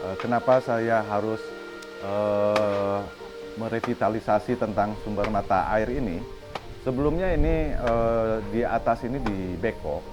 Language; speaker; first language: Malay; non-native, local second language; Sundanese